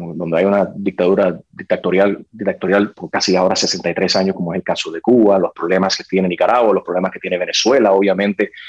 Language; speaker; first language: Spanish; early bilingual, heritage; Spanish